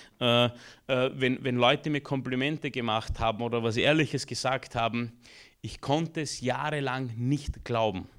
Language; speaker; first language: German; early bilingual, other home language; Romanian